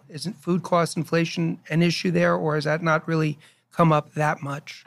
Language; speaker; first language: English; native; English